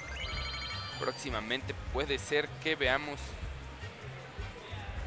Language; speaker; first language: Spanish; native; Spanish